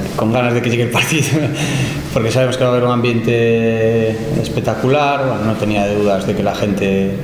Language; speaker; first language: Spanish; native; Spanish